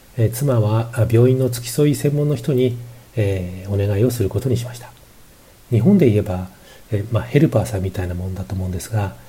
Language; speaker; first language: Japanese; native; Japanese